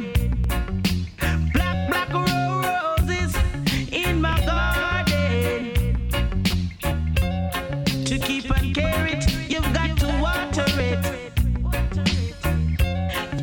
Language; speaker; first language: English; non-native, fluent; Portuguese